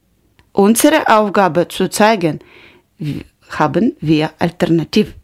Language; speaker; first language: German; non-native, learner; Ukrainian